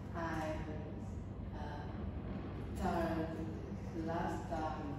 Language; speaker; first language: English; non-native, learner; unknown